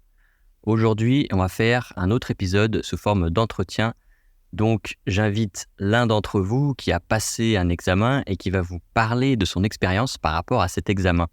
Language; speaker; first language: French; native; French